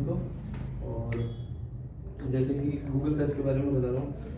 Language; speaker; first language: Hindi; native; Hindi